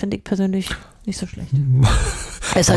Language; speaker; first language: German; native; German